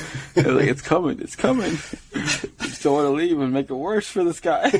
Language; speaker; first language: English; native; English